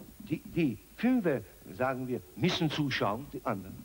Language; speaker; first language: German; non-native, learner; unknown